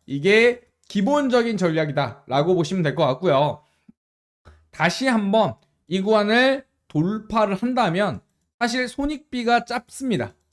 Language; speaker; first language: Korean; native; Korean